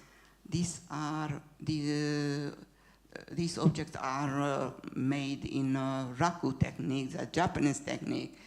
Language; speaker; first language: English; non-native, fluent; Hungarian